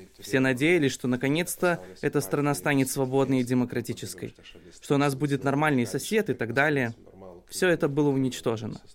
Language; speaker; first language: Russian; non-native, local second language; Lithuanian